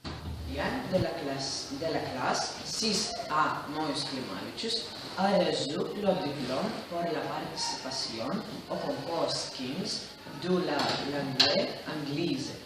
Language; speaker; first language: French; non-native, learner; Lithuanian